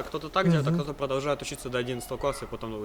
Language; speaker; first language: Russian; native; Russian